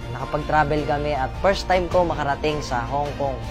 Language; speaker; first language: Filipino; native; Filipino